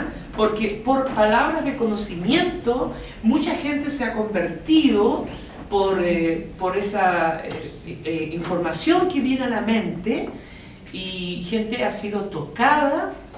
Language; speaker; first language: Spanish; native; Spanish